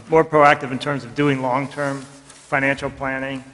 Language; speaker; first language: English; native; English